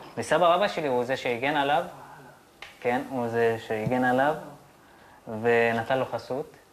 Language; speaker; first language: Hebrew; non-native, local second language; Arabic